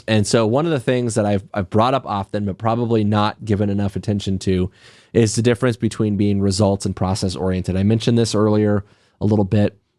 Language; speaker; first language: English; native; English